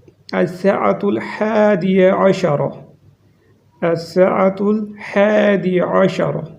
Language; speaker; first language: Arabic; non-native, fluent; Urdu